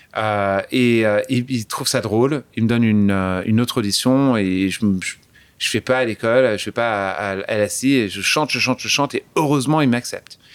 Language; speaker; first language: French; early bilingual, other home language; English